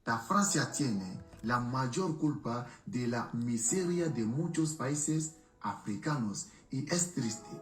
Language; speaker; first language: Spanish; non-native, fluent; French